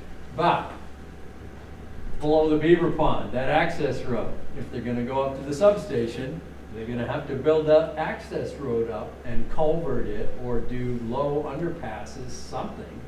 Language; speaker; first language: English; native; English